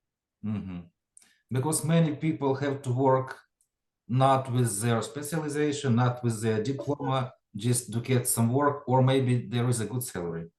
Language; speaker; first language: English; non-native, fluent; Ukrainian